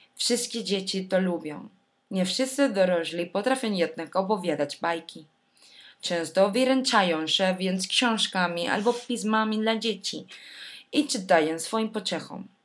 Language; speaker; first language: Polish; non-native, learner; Spanish